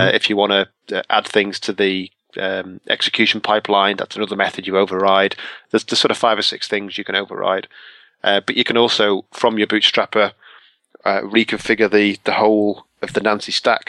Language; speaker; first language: English; native; English